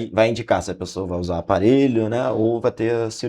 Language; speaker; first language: Portuguese; native; Portuguese